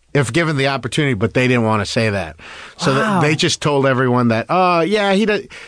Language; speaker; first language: English; native; English